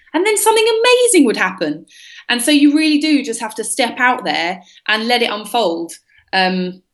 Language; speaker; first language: English; native; English